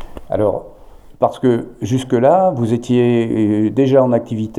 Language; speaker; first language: French; native; French